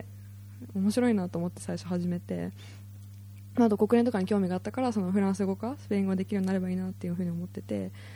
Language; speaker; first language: Japanese; early bilingual, heritage; Japanese